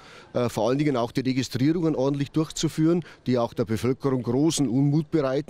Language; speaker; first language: German; native; German